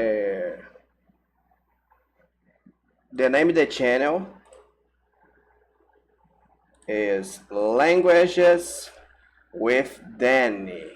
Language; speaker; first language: English; non-native, learner; Portuguese